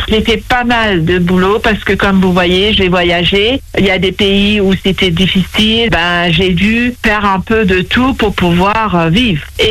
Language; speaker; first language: French; non-native, local second language; Morisyen